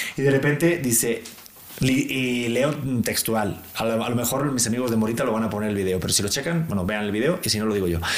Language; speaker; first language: Spanish; native; Spanish